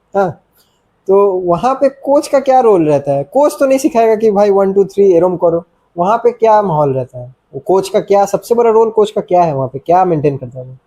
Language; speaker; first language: Hindi; non-native, local second language; Bangla